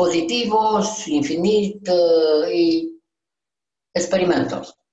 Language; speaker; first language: Spanish; non-native, learner; Romanian